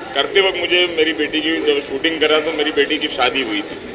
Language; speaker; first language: Hindi; native; Hindi